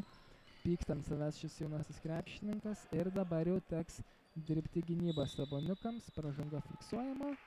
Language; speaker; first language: Lithuanian; native; Lithuanian